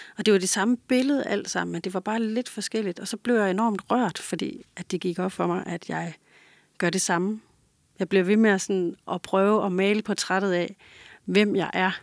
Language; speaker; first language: Danish; native; Danish